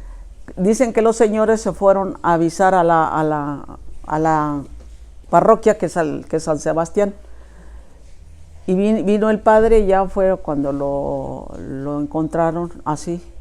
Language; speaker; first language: Spanish; native; Spanish